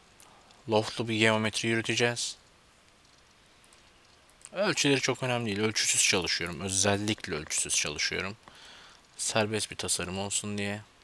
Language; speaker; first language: Turkish; native; Turkish